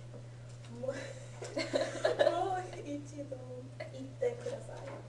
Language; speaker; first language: Japanese; non-native, learner; English